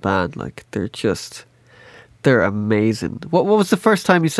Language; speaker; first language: English; native; English